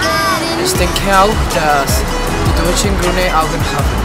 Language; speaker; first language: German; non-native, learner; Spanish